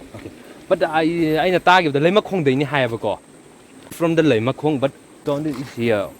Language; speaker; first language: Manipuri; native; Manipuri